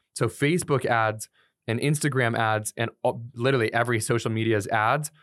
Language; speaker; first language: English; native; English